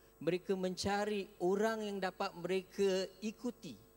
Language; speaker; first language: Malay; native; Malay